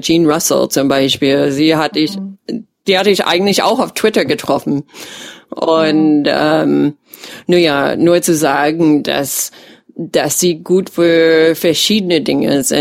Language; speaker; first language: German; non-native, fluent; English